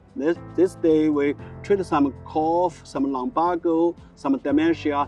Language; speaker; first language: English; non-native, learner; Chinese